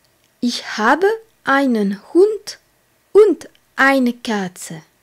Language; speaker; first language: German; non-native, fluent; French